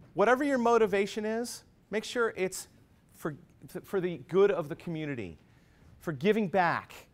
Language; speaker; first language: English; native; English